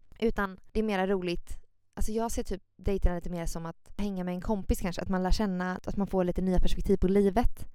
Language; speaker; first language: Swedish; native; Swedish